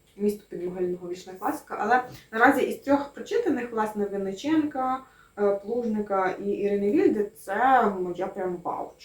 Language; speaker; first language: Ukrainian; native; Ukrainian